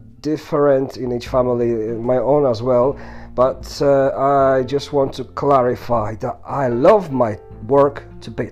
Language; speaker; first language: English; non-native, fluent; Polish